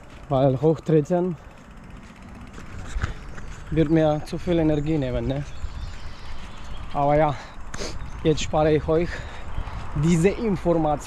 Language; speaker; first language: German; non-native, fluent; Polish